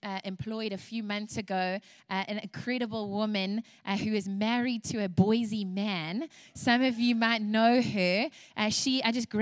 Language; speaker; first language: English; native; English